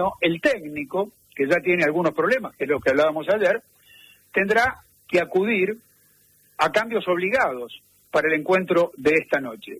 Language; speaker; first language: Spanish; native; Spanish